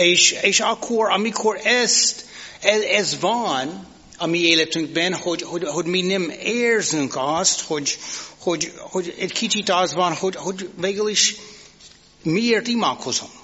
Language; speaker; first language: Hungarian; non-native, fluent; English